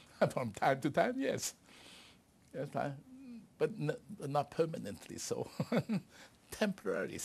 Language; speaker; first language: English; non-native, fluent; Chinese